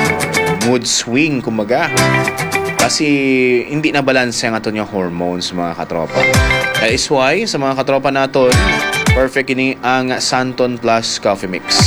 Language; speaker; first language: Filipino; non-native, local second language; Hiligaynon